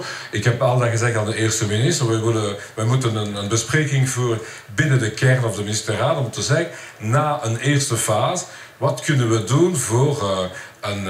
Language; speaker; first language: Dutch; non-native, local second language; French